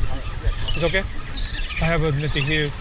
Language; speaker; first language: English; non-native, learner; Japanese